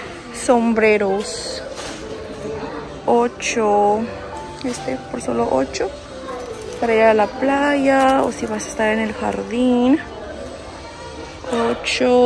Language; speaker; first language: Spanish; native; Spanish